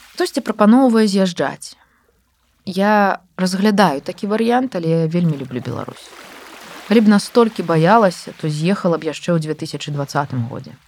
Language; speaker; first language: Belarusian; native; Belarusian